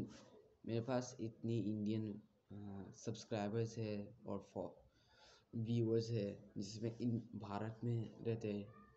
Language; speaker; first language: Hindi; non-native, learner; Bangla